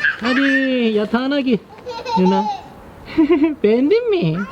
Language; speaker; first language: Turkish; non-native, learner; Korean